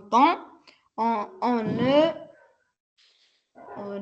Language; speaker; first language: French; non-native, learner; Arabic